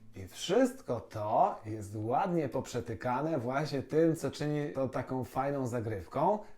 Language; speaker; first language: Polish; native; Polish